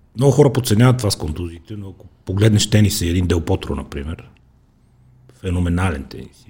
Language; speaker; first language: Bulgarian; native; Bulgarian